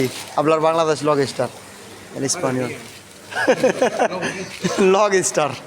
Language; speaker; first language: Spanish; non-native, learner; Bangla